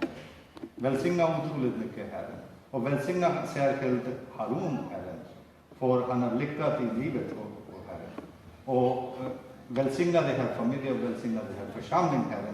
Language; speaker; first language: Swedish; non-native, fluent; Urdu